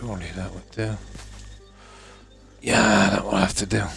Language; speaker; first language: English; native; English